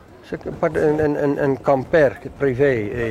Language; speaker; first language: French; non-native, learner; Dutch